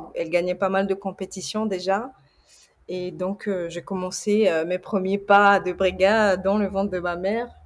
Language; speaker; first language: French; early bilingual, other home language; Portuguese